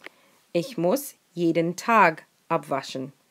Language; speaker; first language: German; non-native, fluent; English